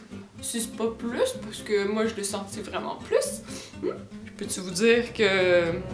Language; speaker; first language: French; native; French